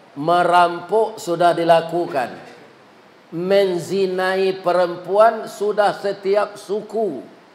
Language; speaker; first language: Malay; non-native, local second language; Minangkabau